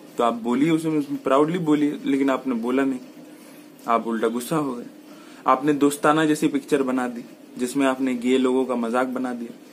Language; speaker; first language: Hindi; non-native, local second language; Bangla